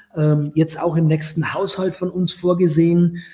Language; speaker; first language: German; native; German